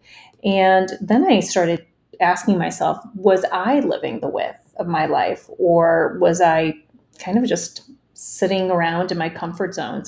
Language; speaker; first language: English; early bilingual, other home language; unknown